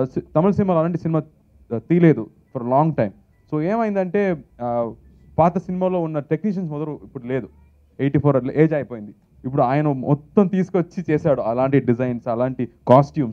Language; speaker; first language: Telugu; non-native, learner; Tamil